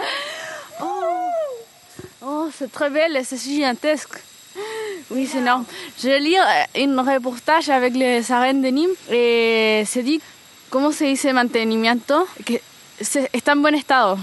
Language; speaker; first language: French; non-native, learner; Spanish